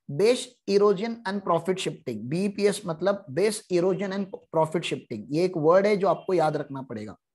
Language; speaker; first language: Hindi; non-native, local second language; Marathi